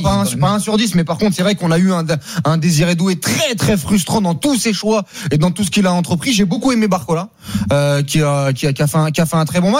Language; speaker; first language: French; native; French